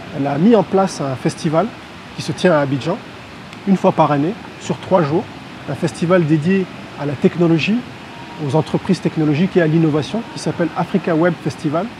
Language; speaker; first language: French; non-native, local second language; Hausa